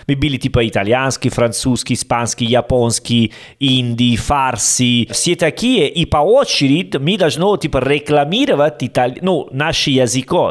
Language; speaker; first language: Russian; non-native, learner; Italian